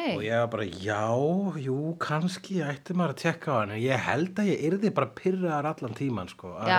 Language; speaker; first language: Icelandic; native; Icelandic